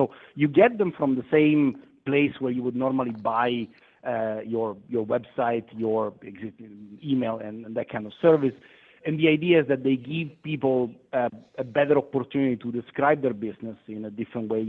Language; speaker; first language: English; non-native, fluent; Italian